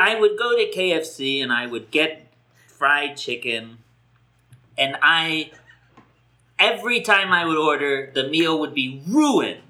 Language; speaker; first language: English; native; English